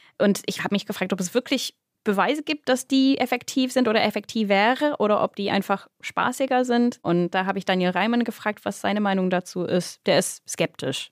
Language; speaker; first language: German; non-native, fluent; English